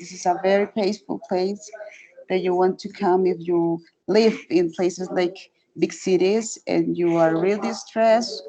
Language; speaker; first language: English; non-native, fluent; Spanish